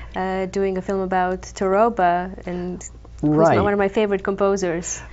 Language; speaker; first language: English; non-native, fluent; Croatian